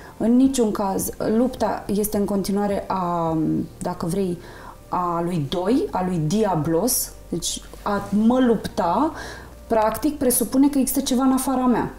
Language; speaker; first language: Romanian; native; Romanian